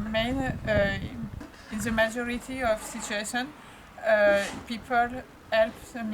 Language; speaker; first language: English; non-native, learner; French